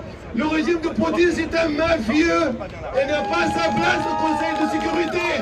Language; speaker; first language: French; non-native, fluent; Arabic